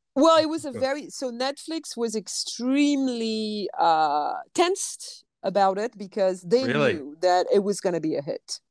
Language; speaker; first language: English; non-native, fluent; French